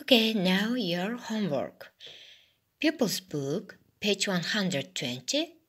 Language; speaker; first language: English; non-native, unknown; Kazakh